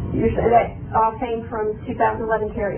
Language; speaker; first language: English; native; English